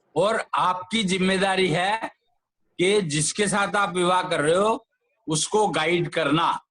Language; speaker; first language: Hindi; native; Hindi